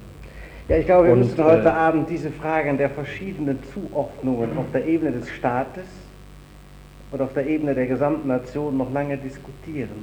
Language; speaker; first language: German; native; German